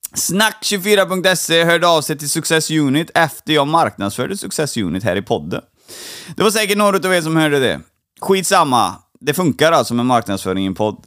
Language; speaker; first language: Swedish; native; Swedish